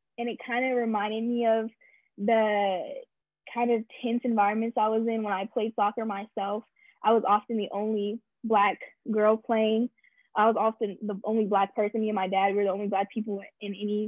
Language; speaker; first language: English; native; English